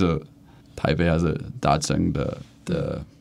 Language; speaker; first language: Chinese; non-native, learner; Czech